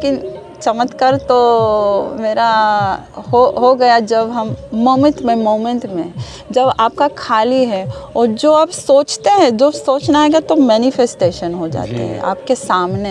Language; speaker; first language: Hindi; non-native, learner; Hebrew